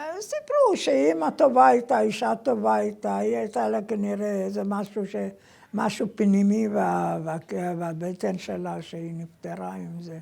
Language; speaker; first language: Hebrew; non-native, fluent; Persian